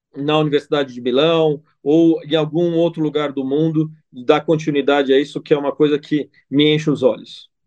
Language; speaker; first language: Portuguese; non-native, fluent; Italian